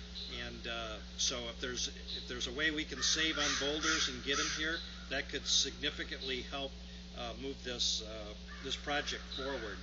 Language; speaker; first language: English; native; English